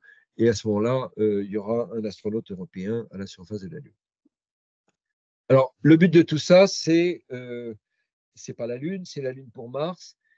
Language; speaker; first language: French; native; French